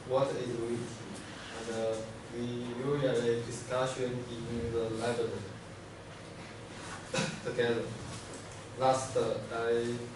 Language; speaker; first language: English; non-native, learner; Cantonese